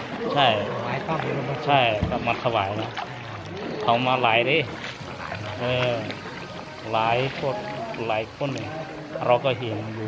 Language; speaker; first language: Thai; non-native, learner; Hmong